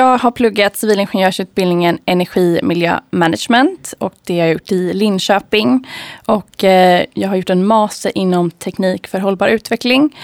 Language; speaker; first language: Swedish; native; Swedish